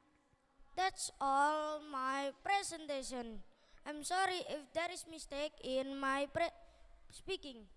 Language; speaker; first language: English; non-native, learner; Indonesian